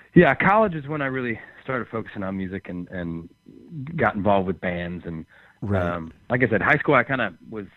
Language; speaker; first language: English; native; English